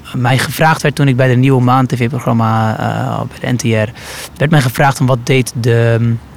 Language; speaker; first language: Dutch; early bilingual, other home language; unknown